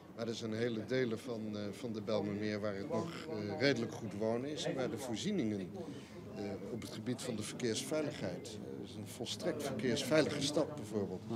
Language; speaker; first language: Dutch; native; Dutch